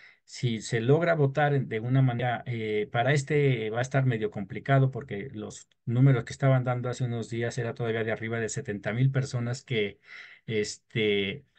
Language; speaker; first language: Spanish; native; Spanish